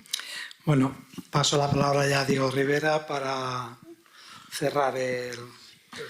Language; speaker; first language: Spanish; native; Spanish